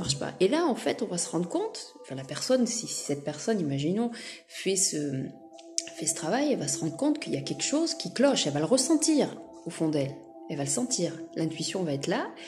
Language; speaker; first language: French; native; French